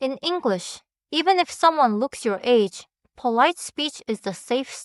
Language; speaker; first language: English; non-native, fluent; Korean